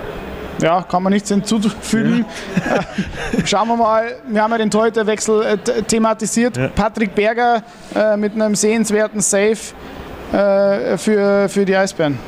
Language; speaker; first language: German; native; German